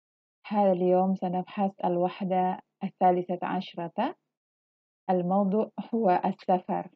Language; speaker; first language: Arabic; non-native, fluent; Indonesian